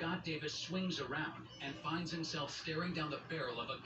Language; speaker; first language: English; native; English